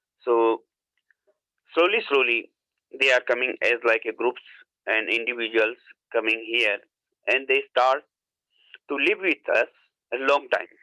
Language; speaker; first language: English; non-native, learner; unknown